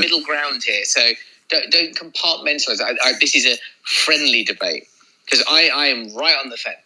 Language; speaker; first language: English; native; English